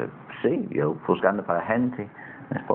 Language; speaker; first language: Spanish; non-native, learner; English